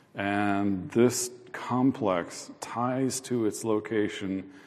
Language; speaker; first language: English; native; English